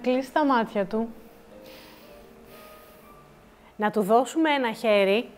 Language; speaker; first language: Greek; native; Greek